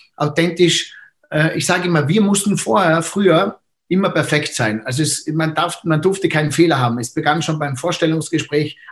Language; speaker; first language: German; native; German